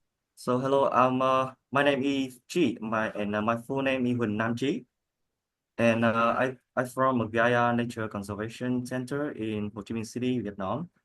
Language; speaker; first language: English; non-native, learner; Vietnamese